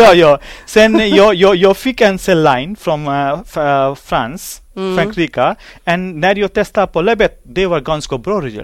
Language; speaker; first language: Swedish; non-native, learner; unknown